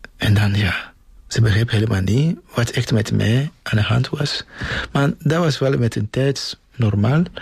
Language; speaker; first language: Dutch; non-native, fluent; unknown